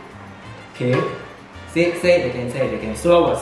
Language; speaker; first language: English; non-native, fluent; Thai